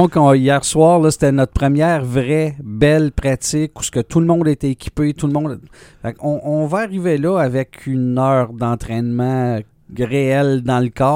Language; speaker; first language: French; native; French